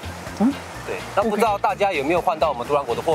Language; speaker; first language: Chinese; native; Chinese